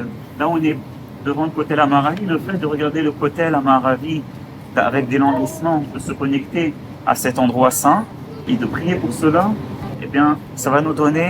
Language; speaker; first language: French; native; French